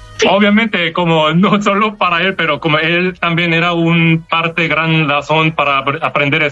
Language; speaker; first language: Spanish; non-native, learner; Korean